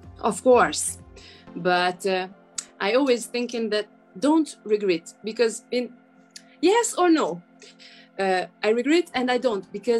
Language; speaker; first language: English; non-native, fluent; Hungarian